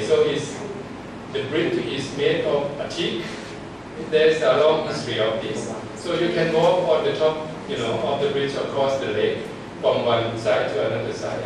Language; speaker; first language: English; non-native, fluent; Thai